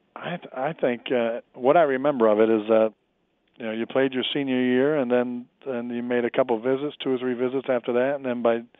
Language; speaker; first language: English; native; English